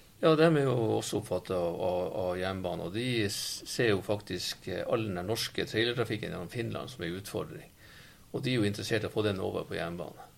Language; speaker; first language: Norwegian; native; Norwegian